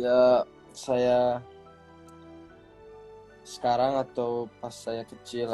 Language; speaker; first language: Indonesian; early bilingual, heritage; English